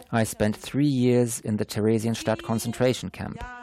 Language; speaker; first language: English; non-native, fluent; German